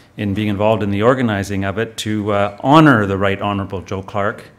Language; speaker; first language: English; native; English